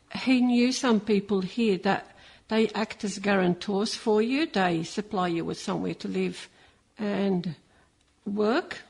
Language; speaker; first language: English; early bilingual, other home language; Maltese